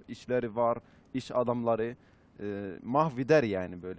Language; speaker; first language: Turkish; non-native, fluent; Arabic